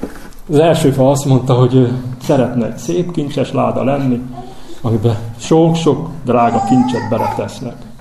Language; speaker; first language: Hungarian; native; Hungarian